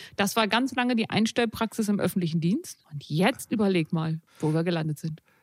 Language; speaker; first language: German; native; German